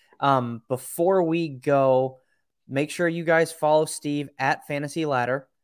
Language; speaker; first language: English; native; English